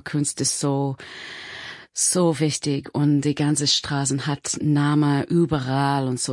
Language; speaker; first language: German; non-native, learner; English